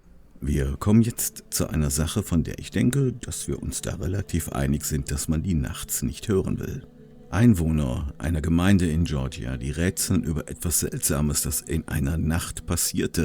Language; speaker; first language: German; native; German